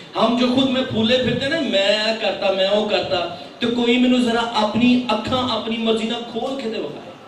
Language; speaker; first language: Urdu; non-native, local second language; Punjabi